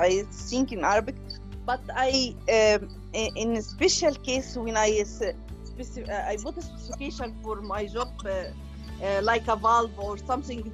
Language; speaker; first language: English; non-native, learner; Arabic